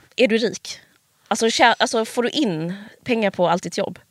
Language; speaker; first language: Swedish; native; Swedish